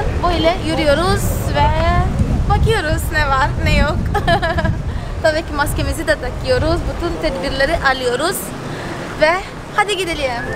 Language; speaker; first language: Turkish; non-native, fluent; Portuguese